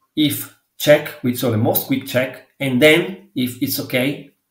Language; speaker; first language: English; non-native, fluent; Italian